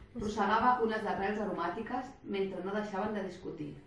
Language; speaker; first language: Catalan; native; Catalan